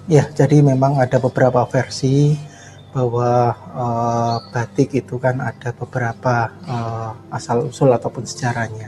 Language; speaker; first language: Indonesian; native; Indonesian